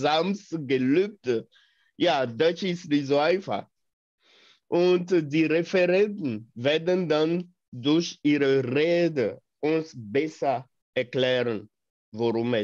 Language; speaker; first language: German; non-native, fluent; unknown